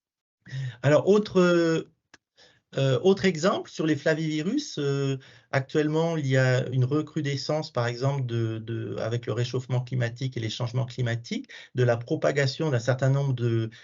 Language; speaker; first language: French; native; French